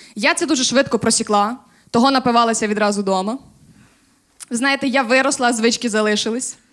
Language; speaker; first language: Ukrainian; native; Ukrainian